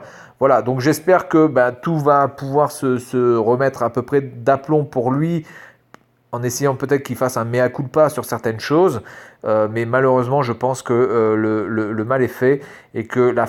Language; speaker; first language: French; native; French